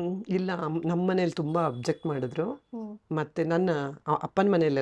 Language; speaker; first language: Kannada; native; Kannada